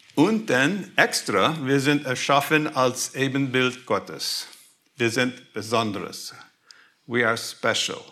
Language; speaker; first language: German; non-native, fluent; English